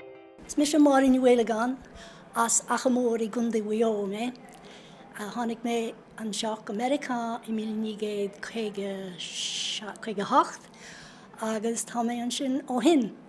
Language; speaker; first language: Irish; non-native, local second language; English